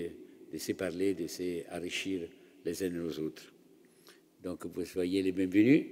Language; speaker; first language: French; non-native, fluent; Italian